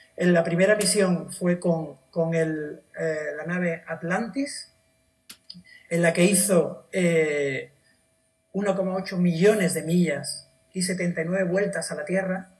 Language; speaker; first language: Spanish; native; Spanish